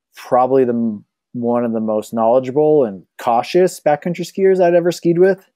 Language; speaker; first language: English; native; English